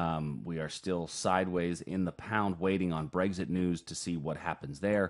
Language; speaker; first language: English; native; English